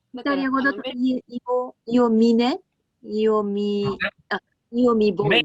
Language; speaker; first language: Japanese; native; Japanese